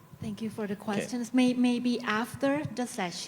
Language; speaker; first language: English; non-native, fluent; Thai